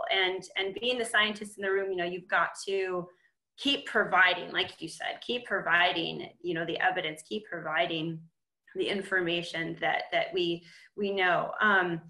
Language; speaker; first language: English; native; English